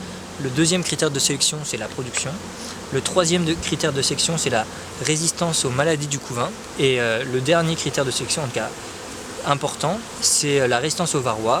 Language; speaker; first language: French; native; French